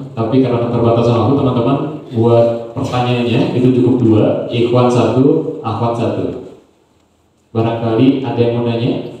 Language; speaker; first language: Indonesian; native; Indonesian